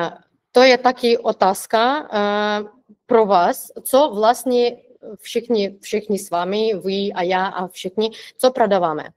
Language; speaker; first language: Czech; non-native, fluent; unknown